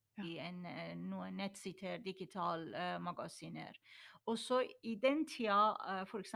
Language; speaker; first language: Norwegian; non-native, learner; Persian